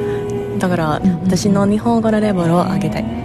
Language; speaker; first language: Japanese; non-native, learner; English